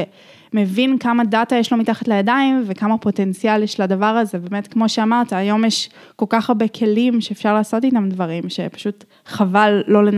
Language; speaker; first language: Hebrew; native; Hebrew